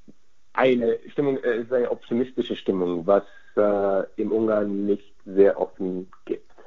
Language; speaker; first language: German; non-native, fluent; Hungarian